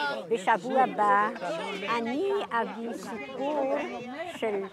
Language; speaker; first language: Hebrew; non-native, fluent; Polish